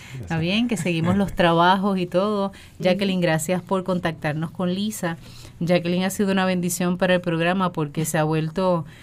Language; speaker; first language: Spanish; native; Spanish